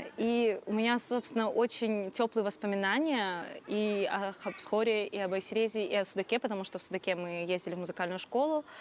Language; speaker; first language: Russian; non-native, local second language; Crimean Tatar